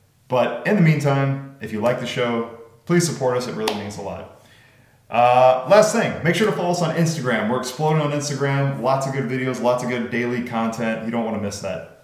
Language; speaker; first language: English; native; English